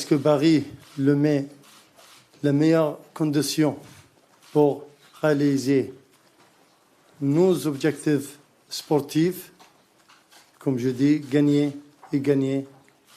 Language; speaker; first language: French; non-native, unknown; Arabic